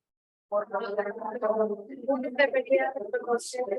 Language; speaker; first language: Spanish; native; Spanish